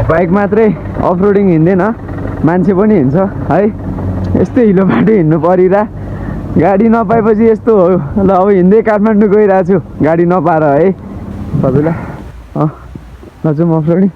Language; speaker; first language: Nepali; native; Nepali